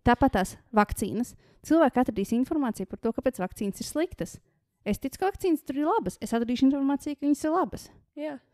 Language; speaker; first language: Latvian; native; Latvian